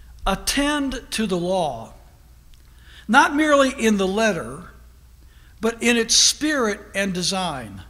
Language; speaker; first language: English; native; English